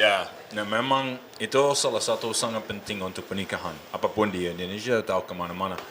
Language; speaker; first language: Indonesian; non-native, learner; English